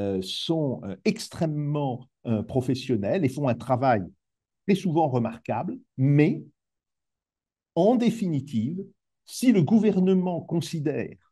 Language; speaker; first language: French; native; French